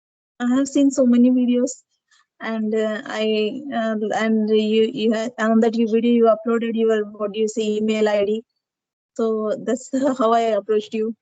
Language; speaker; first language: English; non-native, learner; Telugu